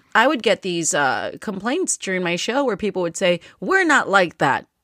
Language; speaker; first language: English; native; English